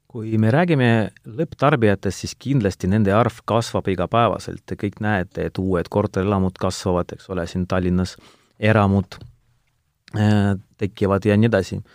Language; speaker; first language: Estonian; non-native, local second language; Russian